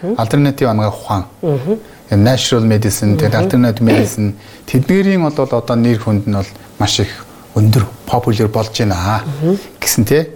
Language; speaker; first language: Mongolian; native; Mongolian